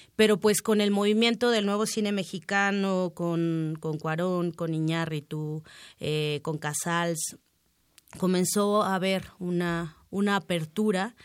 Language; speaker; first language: Spanish; native; Spanish